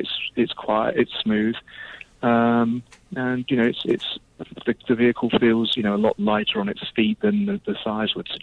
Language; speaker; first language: English; native; English